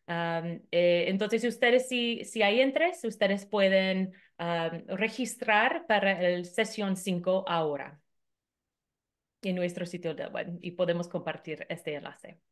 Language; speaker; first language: Spanish; non-native, fluent; English